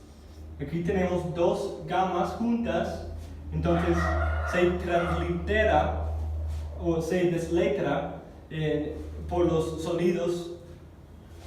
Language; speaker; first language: Spanish; non-native, fluent; English